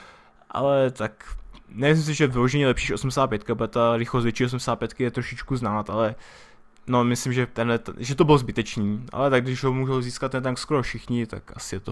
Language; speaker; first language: Czech; native; Czech